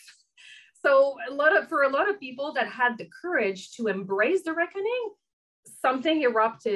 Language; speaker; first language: English; non-native, fluent; French